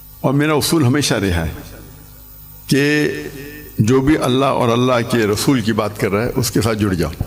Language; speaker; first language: Urdu; non-native, local second language; Konkani